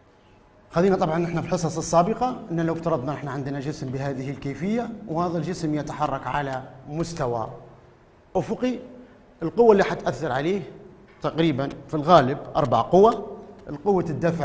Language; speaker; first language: Arabic; native; Arabic